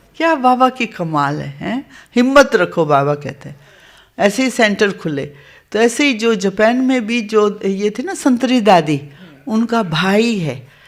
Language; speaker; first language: Hindi; non-native, local second language; Gujarati